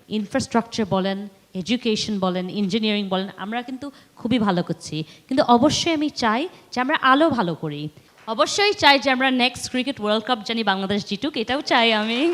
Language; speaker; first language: Bangla; early bilingual, heritage; Bangla